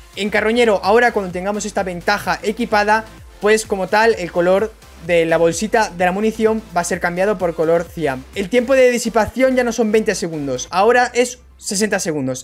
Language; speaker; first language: Spanish; native; Spanish